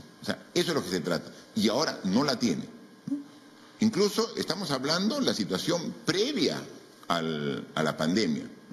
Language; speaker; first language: Spanish; native; Spanish